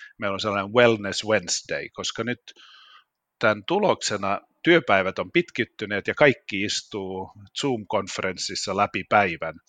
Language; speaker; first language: Finnish; non-native, local second language; Swedish